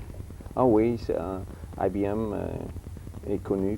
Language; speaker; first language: French; early bilingual, heritage; English